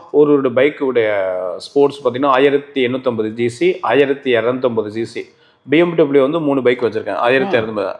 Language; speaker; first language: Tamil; native; Tamil